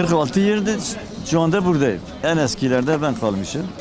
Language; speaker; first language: Turkish; non-native, local second language; Kurdish